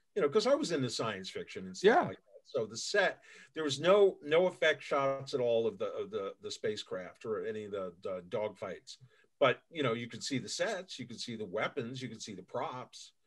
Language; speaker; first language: English; native; English